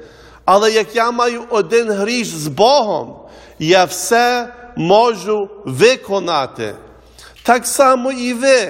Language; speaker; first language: Ukrainian; early bilingual, heritage; Ukrainian